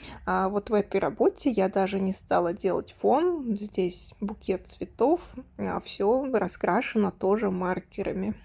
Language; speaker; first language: Russian; native; Russian